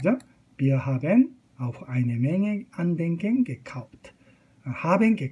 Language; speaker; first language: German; non-native, fluent; Korean